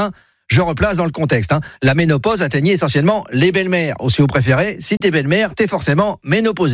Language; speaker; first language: French; native; French